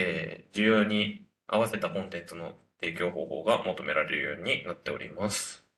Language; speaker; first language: Japanese; native; Japanese